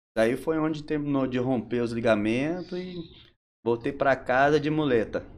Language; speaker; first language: Portuguese; native; Portuguese